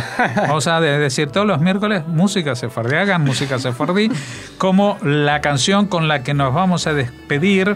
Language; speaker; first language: Spanish; native; Spanish